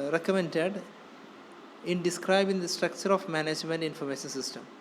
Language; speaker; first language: English; non-native, local second language; Malayalam